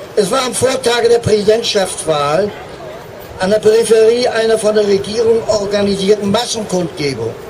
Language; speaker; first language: German; native; German